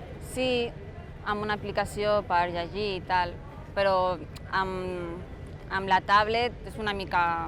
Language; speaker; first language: Catalan; non-native, local second language; Spanish